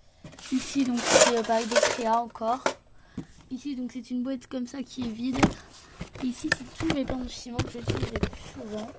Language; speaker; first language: French; native; French